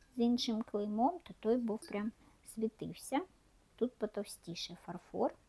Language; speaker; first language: Ukrainian; non-native, local second language; Russian